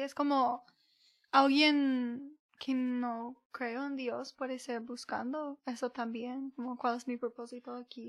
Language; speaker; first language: Spanish; early bilingual, heritage; English